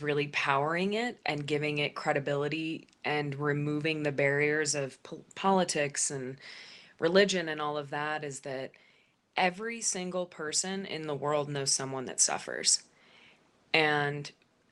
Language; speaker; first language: English; native; English